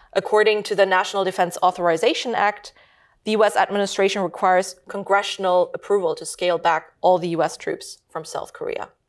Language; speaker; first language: English; early bilingual, heritage; German